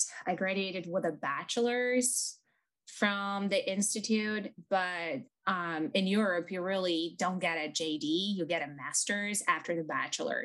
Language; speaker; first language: English; non-native, fluent; Ukrainian